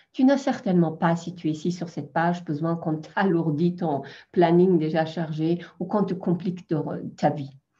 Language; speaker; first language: French; non-native, fluent; German